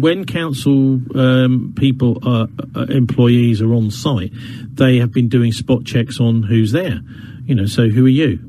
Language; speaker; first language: English; native; English